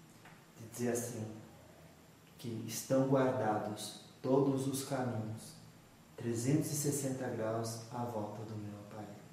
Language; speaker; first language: Portuguese; native; Portuguese